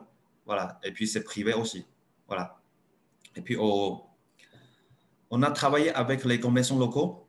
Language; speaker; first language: French; non-native, learner; Chinese